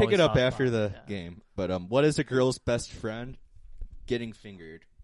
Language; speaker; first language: English; native; English